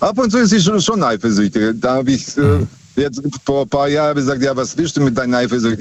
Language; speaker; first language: German; non-native, fluent; Serbian